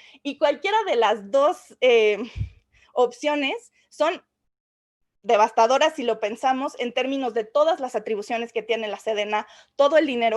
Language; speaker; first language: Spanish; native; Spanish